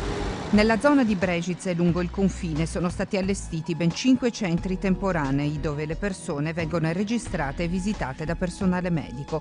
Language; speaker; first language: Italian; native; Italian